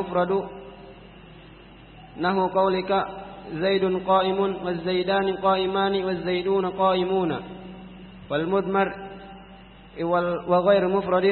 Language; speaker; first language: Arabic; non-native, learner; Indonesian